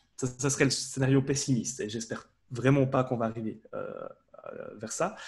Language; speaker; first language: French; native; French